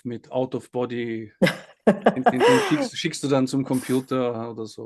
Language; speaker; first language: German; native; German